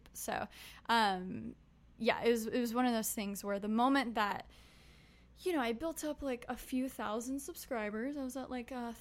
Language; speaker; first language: English; native; English